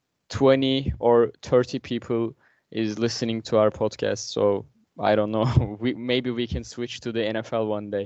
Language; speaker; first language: English; non-native, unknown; Turkish